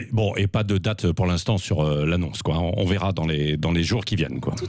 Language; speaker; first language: French; native; French